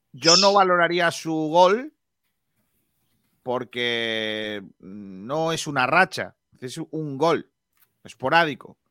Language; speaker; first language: Spanish; native; Spanish